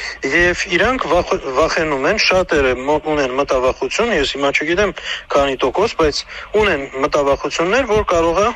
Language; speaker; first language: Armenian; native; Armenian